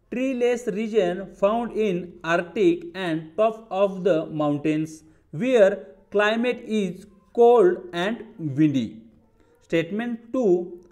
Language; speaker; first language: English; non-native, local second language; Marathi